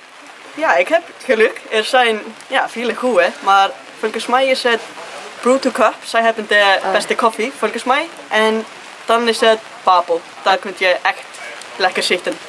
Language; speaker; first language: Dutch; non-native, learner; Icelandic